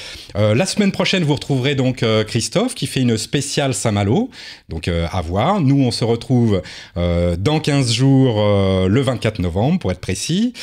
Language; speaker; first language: French; native; French